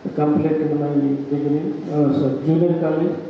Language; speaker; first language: English; non-native, local second language; Telugu